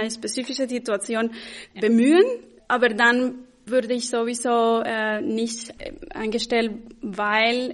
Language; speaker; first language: German; non-native, fluent; Spanish